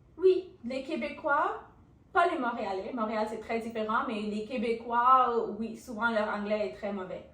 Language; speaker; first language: French; early bilingual, other home language; Urdu